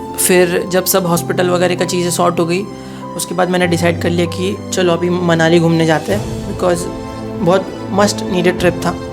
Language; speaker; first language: Hindi; non-native, local second language; Marathi